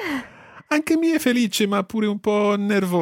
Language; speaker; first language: Italian; non-native, fluent; English